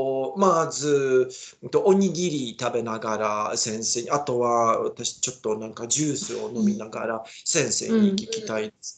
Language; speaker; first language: Japanese; non-native, learner; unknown